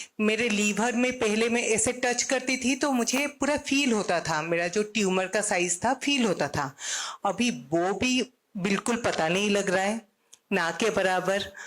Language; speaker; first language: Hindi; non-native, local second language; Odia